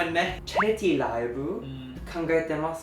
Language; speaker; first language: Japanese; non-native, learner; English